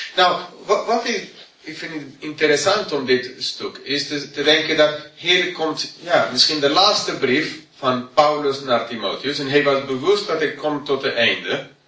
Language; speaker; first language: Dutch; non-native, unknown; English